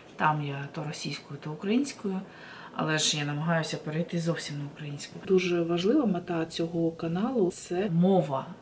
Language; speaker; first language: Ukrainian; non-native, local second language; Russian